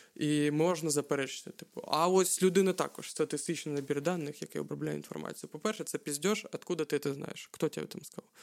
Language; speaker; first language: Ukrainian; non-native, local second language; Russian